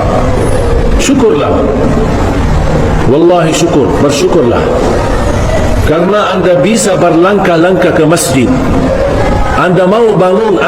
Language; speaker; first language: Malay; non-native, fluent; Arabic